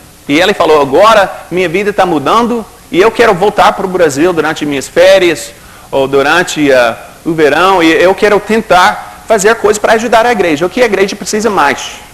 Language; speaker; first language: Portuguese; non-native, fluent; English